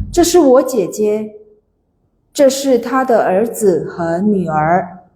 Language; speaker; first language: Chinese; non-native, fluent; Indonesian